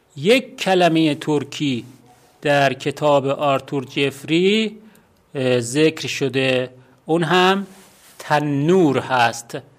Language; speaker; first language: Persian; non-native, local second language; Azerbaijani